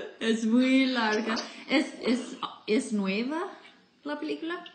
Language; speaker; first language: Spanish; non-native, fluent; English